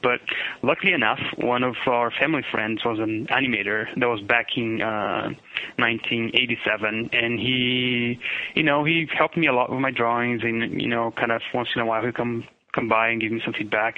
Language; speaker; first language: English; non-native, fluent; Portuguese